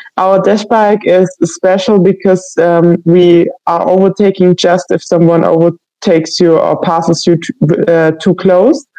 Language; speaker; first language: English; non-native, fluent; German